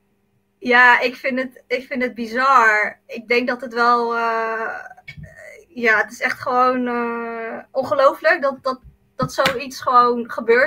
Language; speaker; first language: Dutch; early bilingual, other home language; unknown